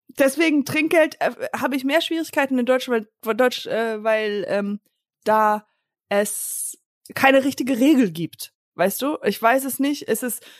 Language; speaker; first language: German; early bilingual, other home language; English